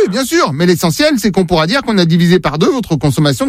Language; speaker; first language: French; native; French